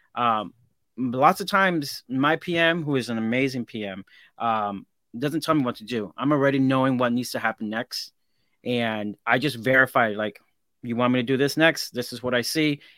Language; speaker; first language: English; native; English